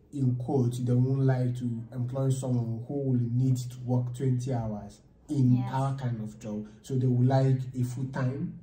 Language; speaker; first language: English; non-native, local second language; Igbo